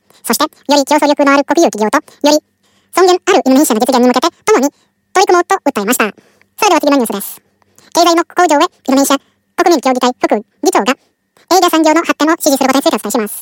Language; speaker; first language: Japanese; non-native, fluent; Indonesian